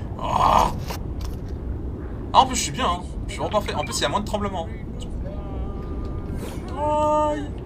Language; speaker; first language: French; native; French